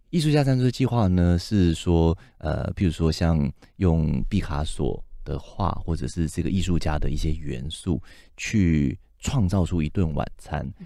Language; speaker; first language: Chinese; native; Chinese